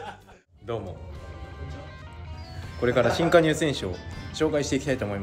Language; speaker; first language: Japanese; native; Japanese